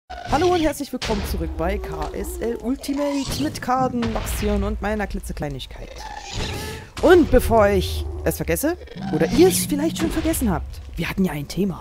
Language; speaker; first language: German; native; German